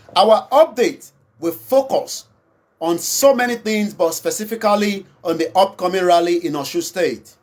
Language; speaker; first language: English; non-native, local second language; Yoruba